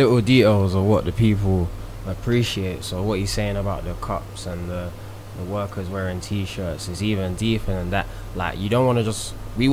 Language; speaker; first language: English; native; English